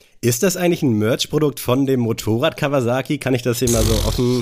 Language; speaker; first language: German; native; German